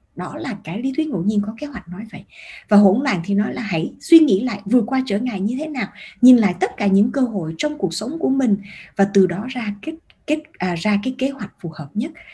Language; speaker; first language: Vietnamese; early bilingual, heritage; Vietnamese